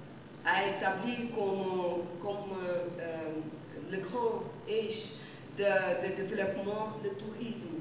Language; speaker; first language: French; non-native, fluent; Portuguese